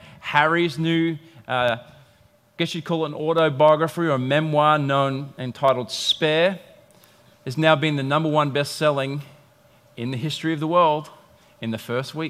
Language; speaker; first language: English; native; English